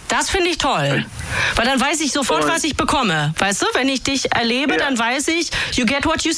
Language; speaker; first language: German; native; German